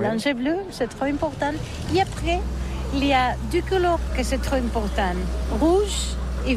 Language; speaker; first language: French; non-native, learner; Catalan